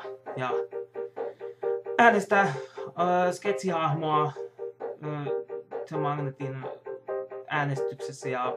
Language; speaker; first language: Finnish; native; Finnish